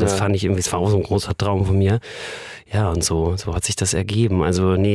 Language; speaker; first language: German; native; German